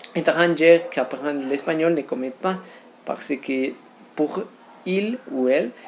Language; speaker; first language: French; non-native, fluent; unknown